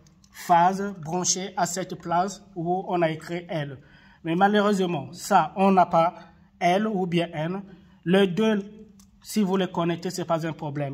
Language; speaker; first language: French; non-native, local second language; Arabic